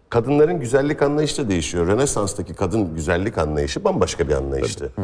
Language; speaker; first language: Turkish; native; Turkish